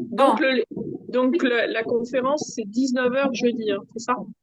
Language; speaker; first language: French; native; French